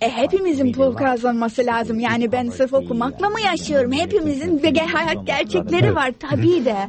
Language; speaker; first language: Turkish; non-native, fluent; English